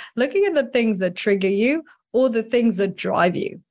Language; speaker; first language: English; non-native, fluent; French